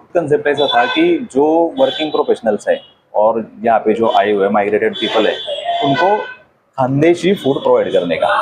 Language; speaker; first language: Hindi; non-native, local second language; Marathi